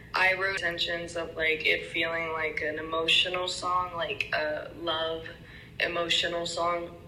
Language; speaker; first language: English; early bilingual, other home language; Spanish